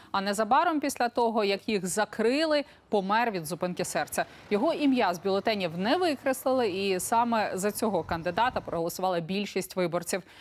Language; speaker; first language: Ukrainian; native; Ukrainian